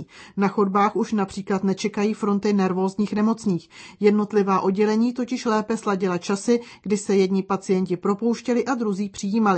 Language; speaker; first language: Czech; native; Czech